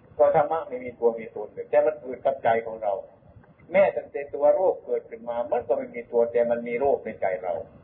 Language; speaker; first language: Thai; non-native, local second language; Lao